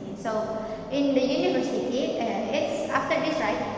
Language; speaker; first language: English; non-native, learner; Indonesian